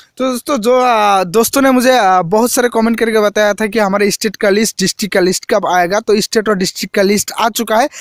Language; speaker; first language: Hindi; non-native, local second language; Assamese